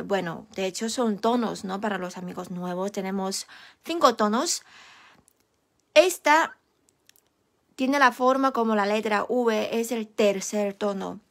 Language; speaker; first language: Spanish; non-native, fluent; Chinese